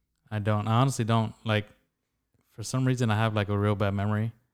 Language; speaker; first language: English; early bilingual, other home language; Spanish